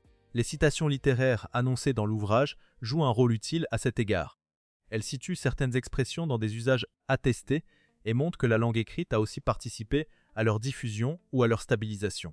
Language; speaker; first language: French; native; French